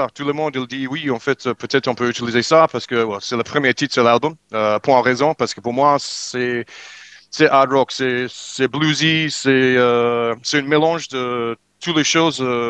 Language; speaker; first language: French; non-native, learner; English